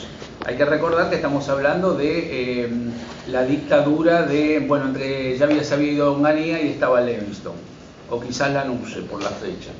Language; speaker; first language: Spanish; native; Spanish